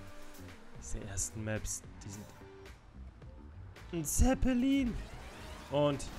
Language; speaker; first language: German; native; German